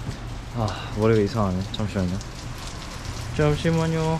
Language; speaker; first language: Korean; early bilingual, heritage; English